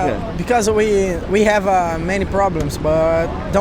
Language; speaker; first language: English; non-native, learner; Portuguese